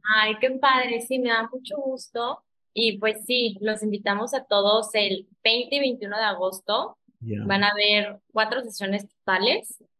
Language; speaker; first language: Spanish; early bilingual, heritage; Spanish